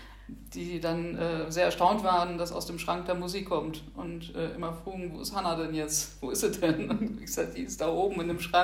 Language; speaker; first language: German; native; German